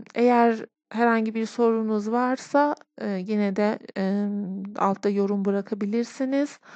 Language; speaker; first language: Turkish; non-native, fluent; Persian